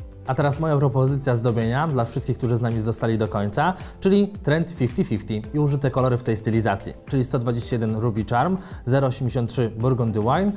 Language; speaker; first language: Polish; native; Polish